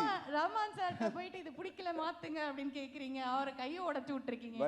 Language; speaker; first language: Tamil; native; Tamil